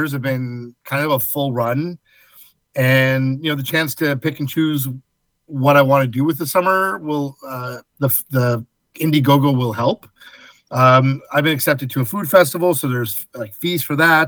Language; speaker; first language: English; native; English